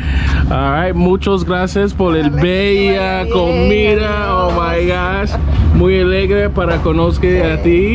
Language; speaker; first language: Spanish; non-native, learner; English